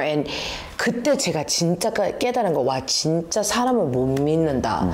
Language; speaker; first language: Korean; early bilingual, heritage; Korean